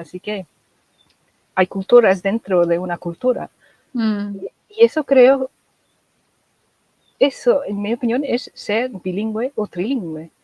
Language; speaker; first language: Spanish; non-native, fluent; English